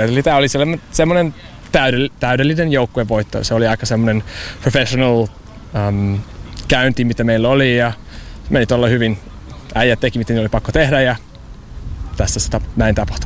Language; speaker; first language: Finnish; non-native, learner; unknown